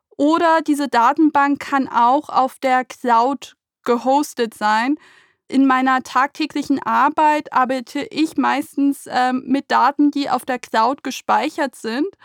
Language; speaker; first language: German; early bilingual, other home language; Persian